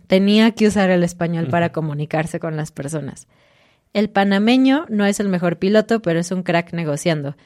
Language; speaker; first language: Spanish; native; Spanish